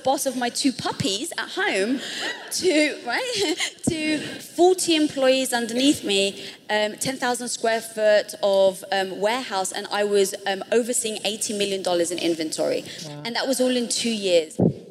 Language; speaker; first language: English; native; English